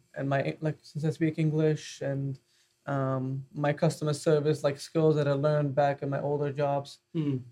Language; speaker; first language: English; non-native, fluent; Arabic